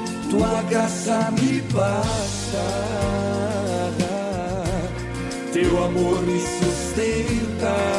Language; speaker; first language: Portuguese; native; Portuguese